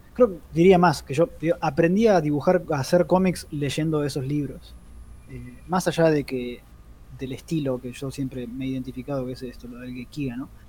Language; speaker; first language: Spanish; native; Spanish